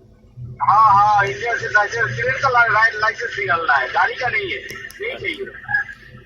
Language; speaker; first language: Hindi; non-native, learner; Bangla